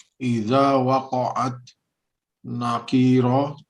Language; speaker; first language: Arabic; non-native, learner; Indonesian